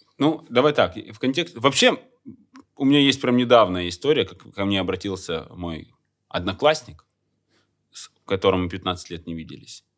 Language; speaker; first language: Russian; native; Russian